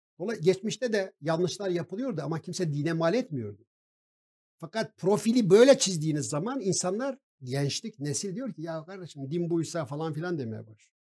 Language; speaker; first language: Turkish; non-native, local second language; Kurdish